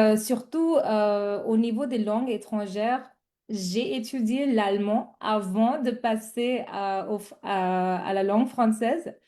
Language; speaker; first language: French; non-native, fluent; Marathi